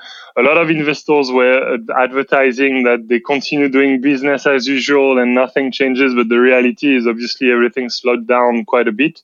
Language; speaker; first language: English; non-native, fluent; French